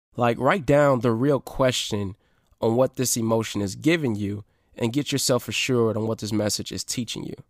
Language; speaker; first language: English; native; English